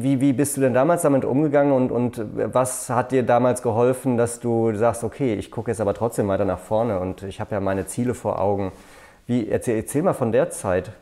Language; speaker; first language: German; native; German